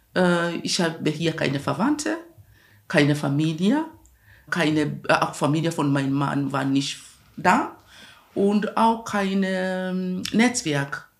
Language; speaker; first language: German; non-native, fluent; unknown